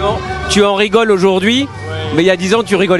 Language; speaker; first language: French; native; French